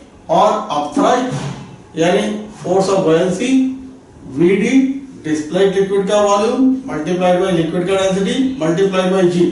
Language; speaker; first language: Hindi; native; Hindi